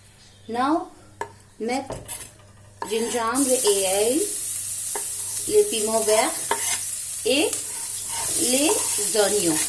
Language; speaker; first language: French; non-native, learner; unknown